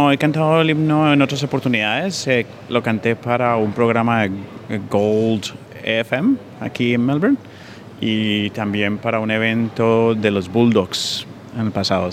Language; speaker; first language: Spanish; native; Spanish